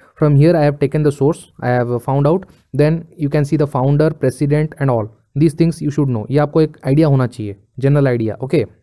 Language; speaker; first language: Hindi; native; Hindi